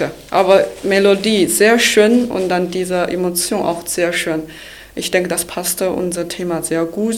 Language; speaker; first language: German; non-native, learner; Chinese